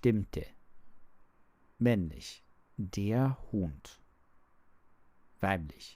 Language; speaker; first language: German; non-native, learner; English